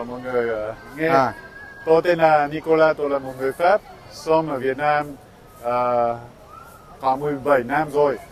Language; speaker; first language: Vietnamese; non-native, fluent; French